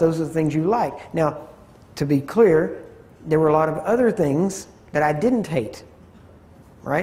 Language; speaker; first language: English; native; English